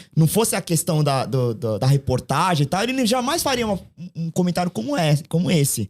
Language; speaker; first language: Portuguese; early bilingual, other home language; Korean